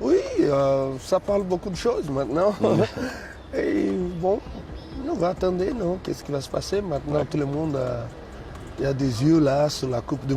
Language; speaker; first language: French; non-native, fluent; Portuguese